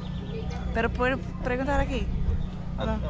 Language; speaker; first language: Spanish; non-native, learner; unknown